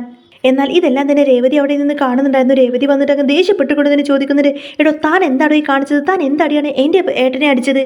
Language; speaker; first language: Malayalam; native; Malayalam